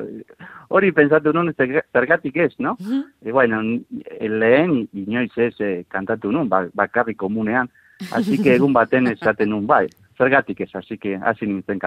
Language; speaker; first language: Basque; non-native, fluent; Spanish